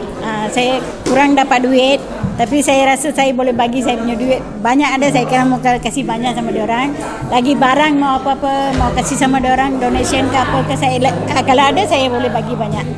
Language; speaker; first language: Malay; non-native, local second language; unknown